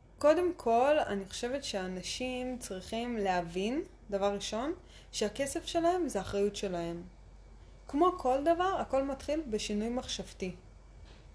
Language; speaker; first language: Hebrew; early bilingual, other home language; Russian